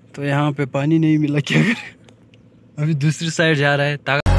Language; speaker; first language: Hindi; native; Hindi